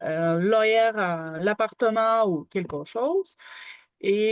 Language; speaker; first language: French; non-native, learner; Ukrainian